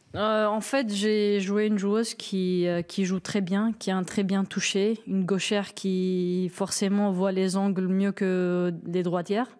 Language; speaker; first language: French; non-native, local second language; Arabic